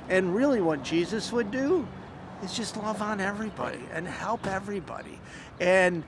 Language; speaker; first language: English; native; English